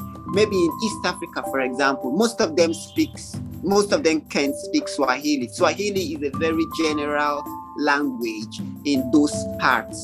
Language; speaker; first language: English; non-native, local second language; Ibibio